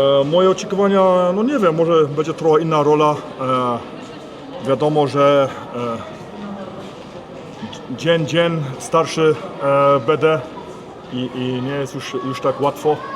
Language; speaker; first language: Polish; early bilingual, heritage; Polish